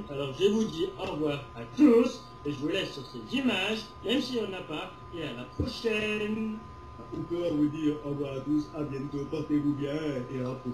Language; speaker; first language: French; native; French